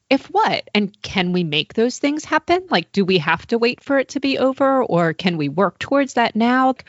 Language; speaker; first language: English; native; English